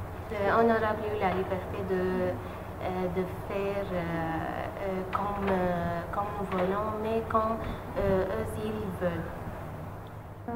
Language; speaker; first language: French; non-native, learner; Arabic